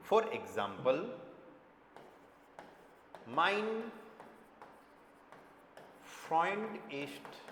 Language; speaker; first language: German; non-native, fluent; Hindi